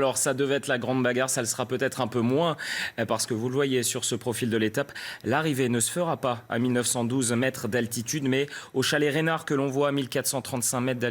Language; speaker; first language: French; native; French